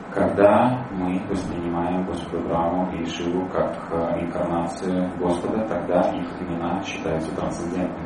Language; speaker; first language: Russian; native; Russian